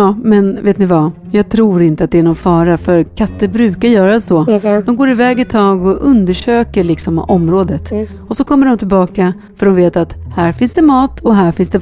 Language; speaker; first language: Swedish; native; Swedish